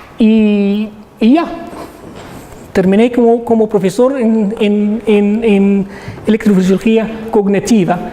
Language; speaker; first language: Spanish; non-native, learner; Arabic